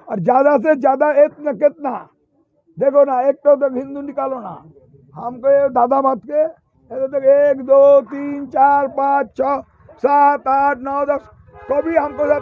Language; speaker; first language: Hindi; non-native, local second language; Bangla